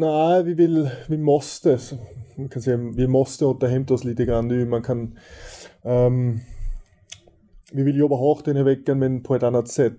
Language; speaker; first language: Swedish; non-native, fluent; German